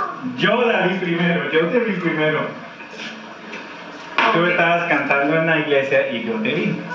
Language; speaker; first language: Spanish; non-native, fluent; French